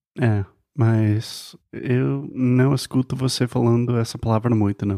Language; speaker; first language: Portuguese; non-native, fluent; English